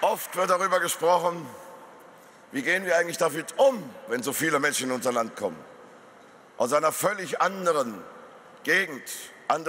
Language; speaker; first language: German; native; German